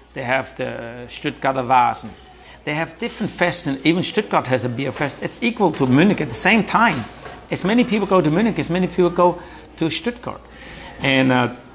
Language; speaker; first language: English; non-native, fluent; German